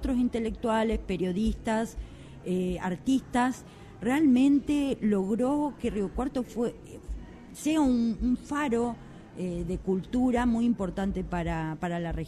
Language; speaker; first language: Spanish; native; Spanish